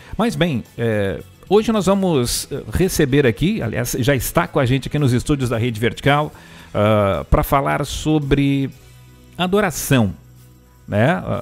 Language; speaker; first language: Portuguese; native; Portuguese